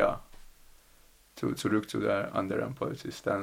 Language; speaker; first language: German; non-native, learner; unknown